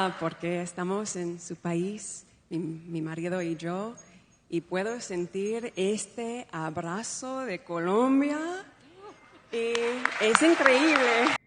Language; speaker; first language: Spanish; non-native, fluent; English